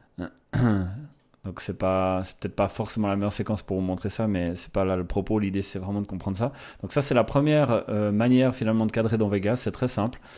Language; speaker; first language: French; native; French